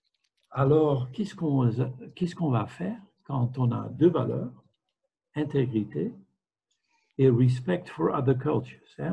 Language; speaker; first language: French; non-native, fluent; Dutch